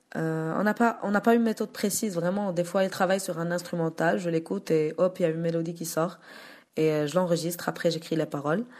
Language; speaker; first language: French; non-native, local second language; Arabic